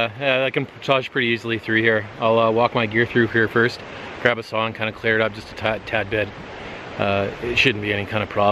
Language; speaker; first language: English; native; English